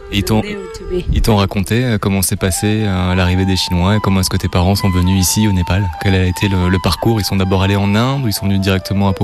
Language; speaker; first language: French; native; French